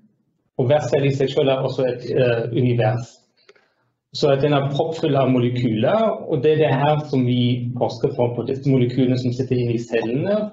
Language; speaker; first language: Norwegian; non-native, fluent; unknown